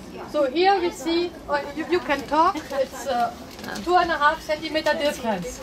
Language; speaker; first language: English; non-native, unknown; German